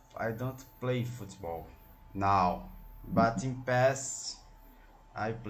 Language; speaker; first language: English; non-native, learner; Portuguese